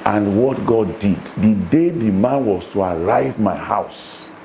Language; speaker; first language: English; non-native, local second language; Yoruba